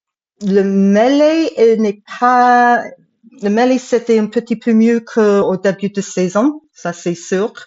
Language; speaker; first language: French; non-native, fluent; English